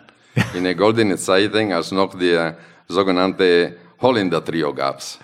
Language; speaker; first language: German; non-native, fluent; Italian